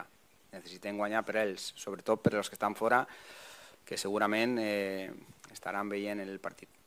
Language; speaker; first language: Catalan; non-native, learner; Spanish